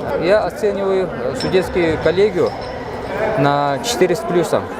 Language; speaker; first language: Russian; non-native, fluent; Mongolian